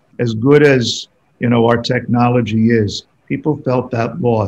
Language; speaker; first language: English; native; English